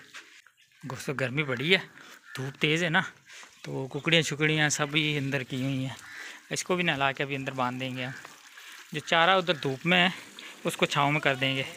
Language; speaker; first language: Hindi; non-native, local second language; Punjabi